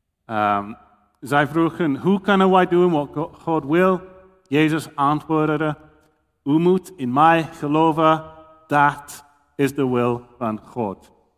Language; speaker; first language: Dutch; non-native, learner; English